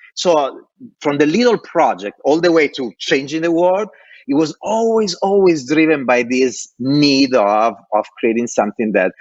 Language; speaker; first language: English; non-native, fluent; Italian